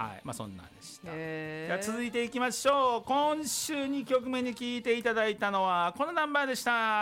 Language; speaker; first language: Japanese; native; Japanese